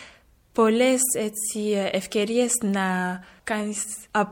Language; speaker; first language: Greek; early bilingual, heritage; French